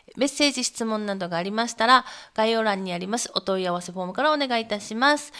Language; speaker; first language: Japanese; native; Japanese